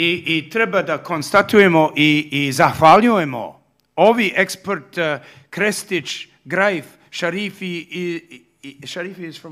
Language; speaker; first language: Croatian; early bilingual, heritage; Serbian